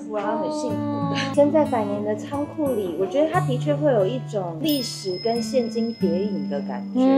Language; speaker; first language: Chinese; native; Chinese